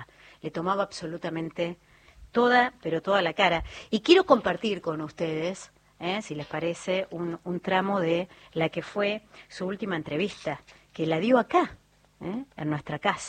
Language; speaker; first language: Spanish; native; Spanish